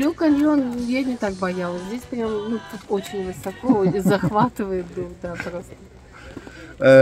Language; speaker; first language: Russian; native; Russian